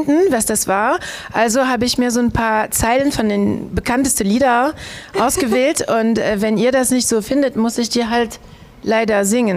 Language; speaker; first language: German; non-native, fluent; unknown